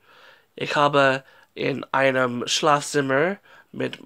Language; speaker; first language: German; non-native, learner; English